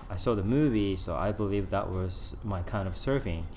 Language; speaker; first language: English; non-native, learner; Japanese